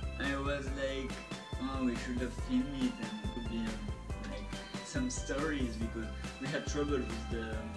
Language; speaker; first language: English; non-native, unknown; French